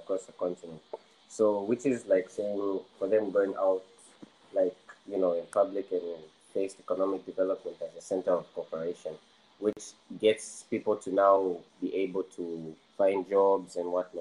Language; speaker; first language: English; non-native, local second language; Nyanja